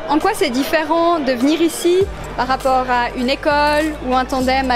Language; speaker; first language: French; native; French